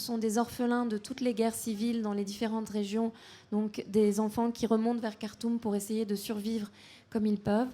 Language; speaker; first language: French; native; French